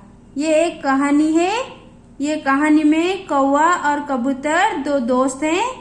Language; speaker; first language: Hindi; non-native, local second language; Odia